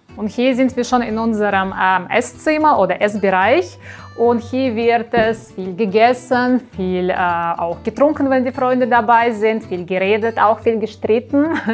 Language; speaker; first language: German; non-native, fluent; Russian